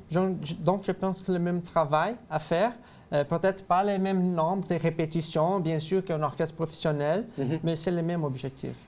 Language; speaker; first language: French; non-native, fluent; Portuguese